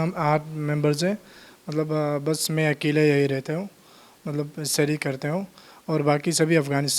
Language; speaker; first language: Hindi; non-native, learner; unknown